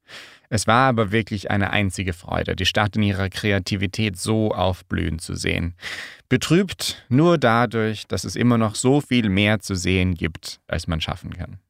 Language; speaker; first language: German; native; German